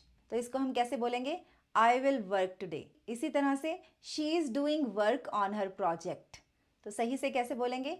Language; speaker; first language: Hindi; native; Hindi